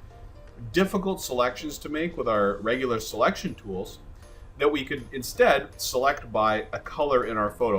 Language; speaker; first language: English; native; English